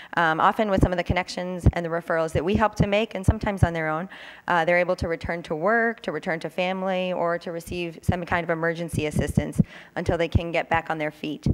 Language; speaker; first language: English; native; English